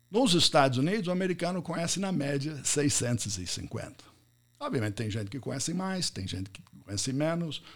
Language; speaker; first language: Portuguese; non-native, fluent; English